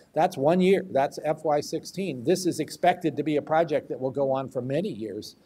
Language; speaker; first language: English; native; English